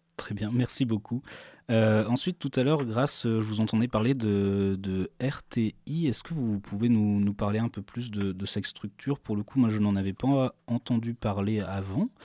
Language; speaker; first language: French; native; French